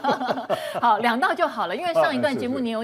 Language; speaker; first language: Chinese; native; Chinese